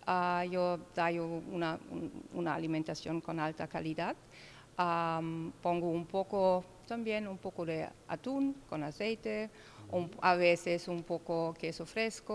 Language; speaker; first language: Spanish; non-native, learner; German